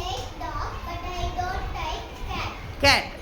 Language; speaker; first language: English; non-native, learner; Tamil